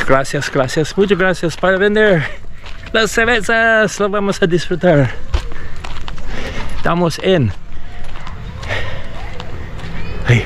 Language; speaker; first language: Spanish; non-native, learner; English